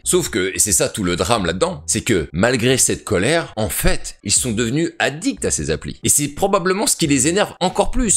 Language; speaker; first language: French; native; French